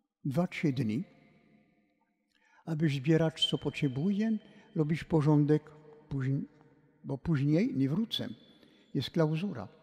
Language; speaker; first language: Polish; non-native, fluent; French